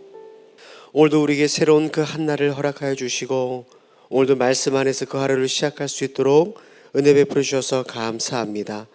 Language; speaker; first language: Korean; native; Korean